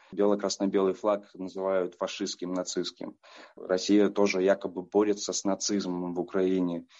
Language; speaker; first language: Russian; native; Russian